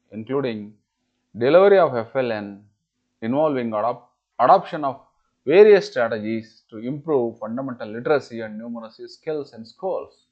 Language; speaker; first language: English; non-native, local second language; Kannada